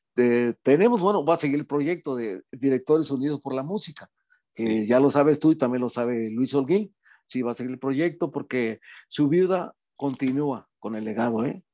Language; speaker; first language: Spanish; native; Spanish